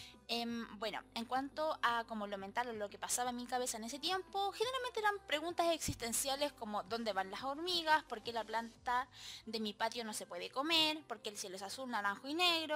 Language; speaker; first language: Spanish; native; Spanish